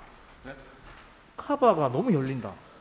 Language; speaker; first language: Korean; native; Korean